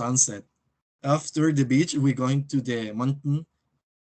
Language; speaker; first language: English; non-native, learner; Spanish